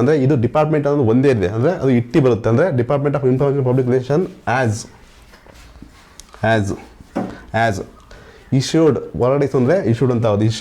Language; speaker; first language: Kannada; native; Kannada